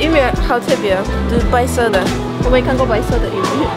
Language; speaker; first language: Chinese; non-native, fluent; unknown